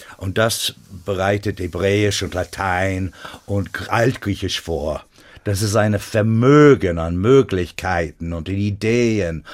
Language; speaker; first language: German; non-native, fluent; English